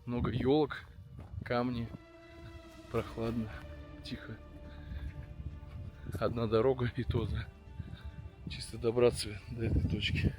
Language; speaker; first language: Russian; native; Russian